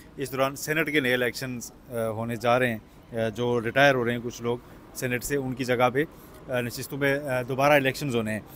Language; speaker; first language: Urdu; native; Urdu